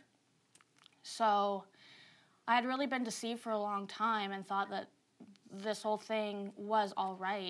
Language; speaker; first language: English; native; English